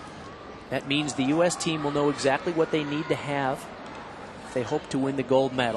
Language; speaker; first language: English; native; English